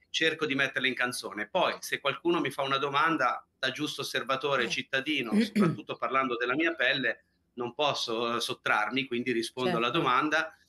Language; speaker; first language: Italian; native; Italian